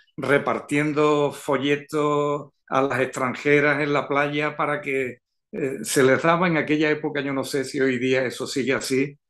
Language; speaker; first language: Spanish; native; Spanish